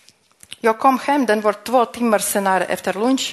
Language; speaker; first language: Swedish; non-native, fluent; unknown